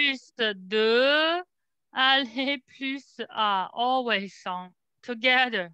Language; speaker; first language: French; non-native, fluent; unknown